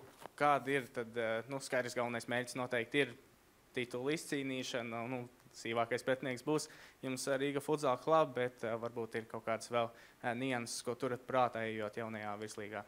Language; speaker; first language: Latvian; native; Latvian